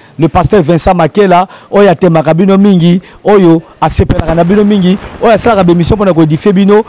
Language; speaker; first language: Lingala; native; Lingala